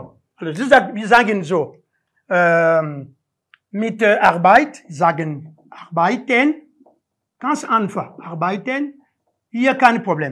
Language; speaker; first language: German; non-native, learner; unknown